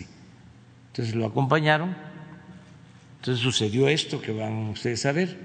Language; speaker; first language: Spanish; native; Spanish